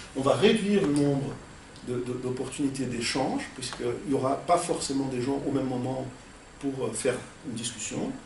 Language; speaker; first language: French; non-native, fluent; Portuguese